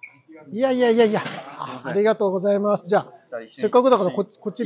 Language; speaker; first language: Japanese; native; Japanese